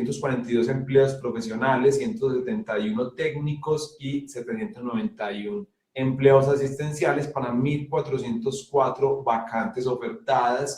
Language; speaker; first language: Spanish; native; Spanish